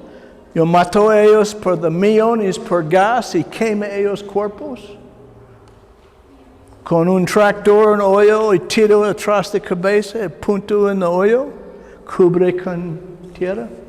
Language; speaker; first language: Spanish; non-native, learner; English